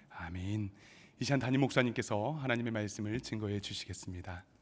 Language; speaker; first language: Korean; native; Korean